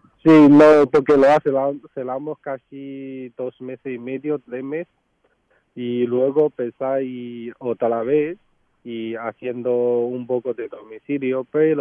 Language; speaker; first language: Spanish; non-native, learner; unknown